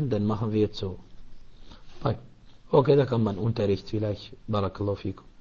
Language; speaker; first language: German; non-native, learner; Arabic